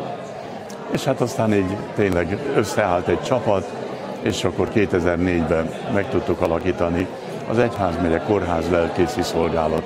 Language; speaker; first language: Hungarian; native; Hungarian